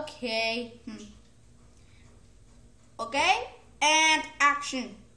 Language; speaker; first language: English; non-native, learner; Spanish